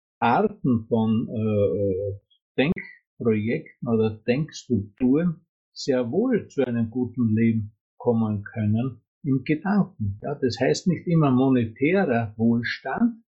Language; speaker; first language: German; native; German